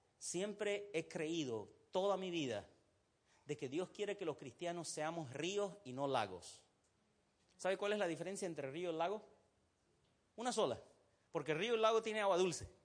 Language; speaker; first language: Spanish; non-native, fluent; Arabic